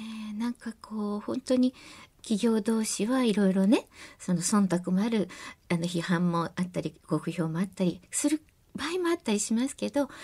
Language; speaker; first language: Japanese; native; Japanese